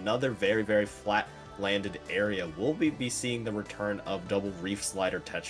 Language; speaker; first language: English; native; English